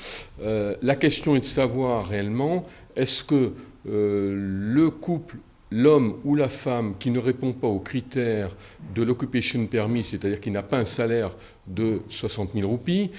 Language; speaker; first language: French; native; French